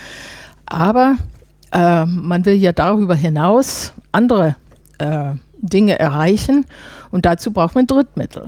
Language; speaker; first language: German; non-native, fluent; English